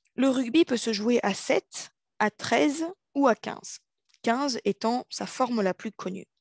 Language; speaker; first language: French; native; French